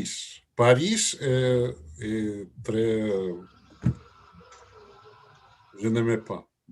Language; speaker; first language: French; non-native, learner; Russian